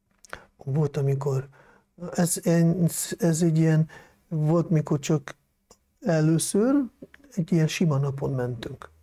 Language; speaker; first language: Hungarian; non-native, local second language; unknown